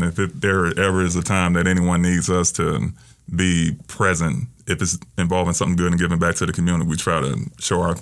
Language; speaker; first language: English; native; English